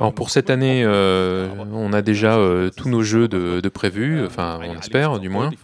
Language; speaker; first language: French; non-native, fluent; German